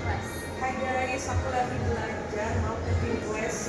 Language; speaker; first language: Indonesian; native; Indonesian